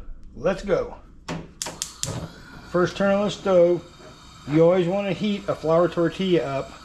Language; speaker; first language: English; native; English